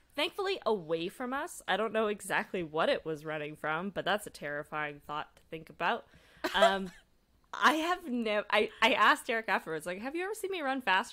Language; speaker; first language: English; native; English